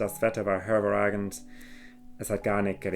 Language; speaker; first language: German; non-native, fluent; English